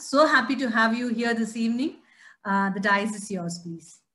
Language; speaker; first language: English; non-native, local second language; Tamil